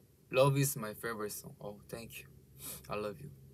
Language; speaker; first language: English; non-native, learner; Korean